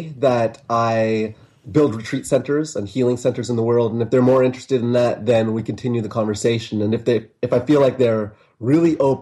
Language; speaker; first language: English; native; English